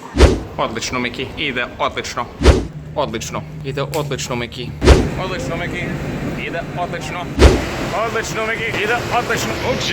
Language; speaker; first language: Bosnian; non-native, learner; English